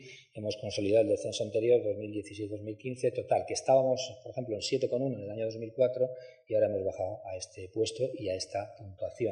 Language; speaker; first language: Spanish; native; Spanish